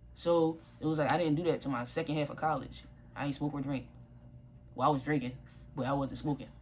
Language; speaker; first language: English; native; English